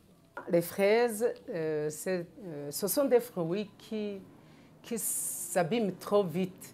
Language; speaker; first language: French; non-native, local second language; Rundi